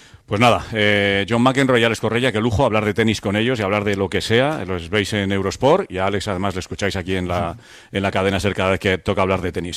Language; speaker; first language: Spanish; native; Spanish